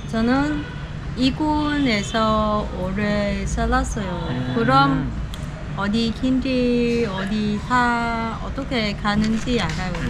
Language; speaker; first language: Korean; non-native, learner; Vietnamese